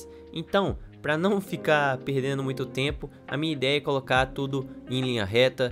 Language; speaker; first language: Portuguese; native; Portuguese